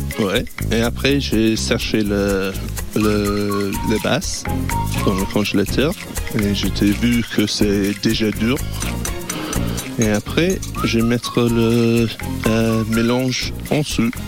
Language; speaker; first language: French; non-native, learner; English